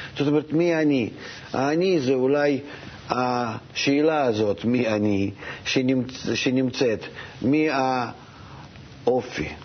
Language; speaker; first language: Hebrew; non-native, fluent; Russian